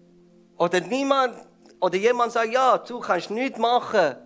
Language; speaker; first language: German; non-native, fluent; Persian